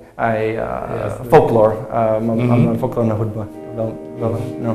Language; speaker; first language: Slovak; non-native, learner; English